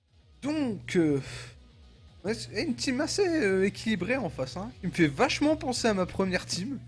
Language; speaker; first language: French; native; French